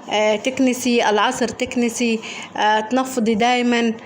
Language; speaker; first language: Arabic; native; Arabic